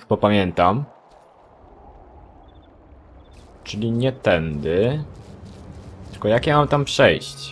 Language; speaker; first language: Polish; native; Polish